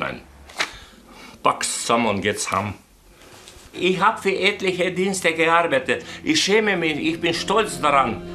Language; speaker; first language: German; non-native, fluent; Croatian